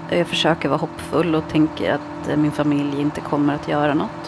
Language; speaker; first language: Swedish; early bilingual, other home language; Arabic